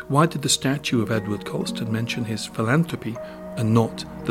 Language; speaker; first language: English; native; English